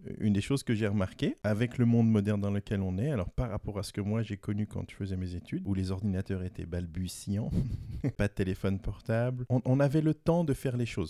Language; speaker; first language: French; native; French